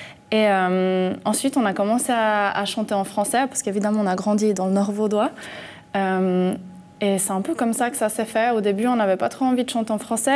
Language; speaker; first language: French; early bilingual, heritage; French